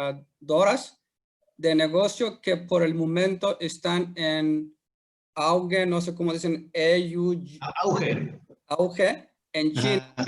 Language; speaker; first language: Spanish; non-native, fluent; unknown